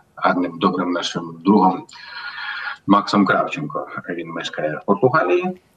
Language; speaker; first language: Ukrainian; native; Ukrainian